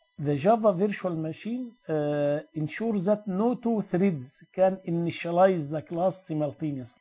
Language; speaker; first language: English; non-native, fluent; Arabic